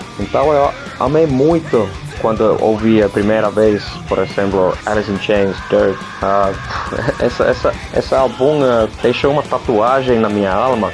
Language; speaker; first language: Portuguese; non-native, learner; Finnish